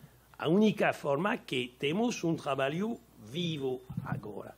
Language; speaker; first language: Portuguese; non-native, learner; French